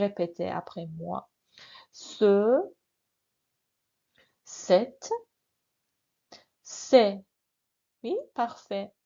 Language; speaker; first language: French; non-native, fluent; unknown